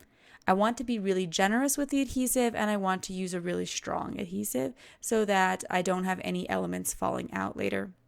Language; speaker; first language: English; native; English